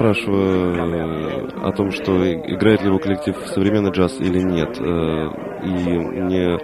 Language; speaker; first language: Russian; native; Russian